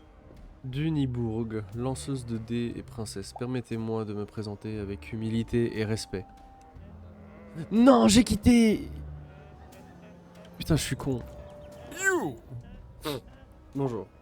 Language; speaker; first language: French; native; French